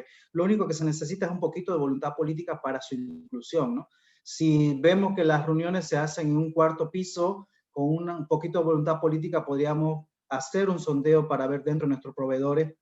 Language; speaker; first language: Spanish; native; Spanish